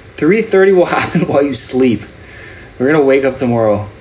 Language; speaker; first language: English; native; English